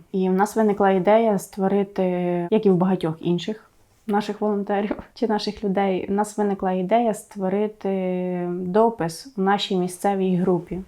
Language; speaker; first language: Ukrainian; native; Ukrainian